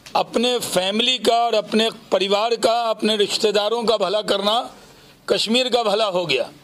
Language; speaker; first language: Hindi; native; Hindi